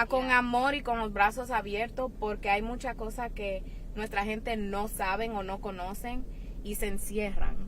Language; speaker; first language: Spanish; early bilingual, heritage; Spanish